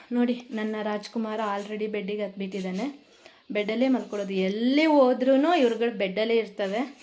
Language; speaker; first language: Kannada; non-native, local second language; Kodava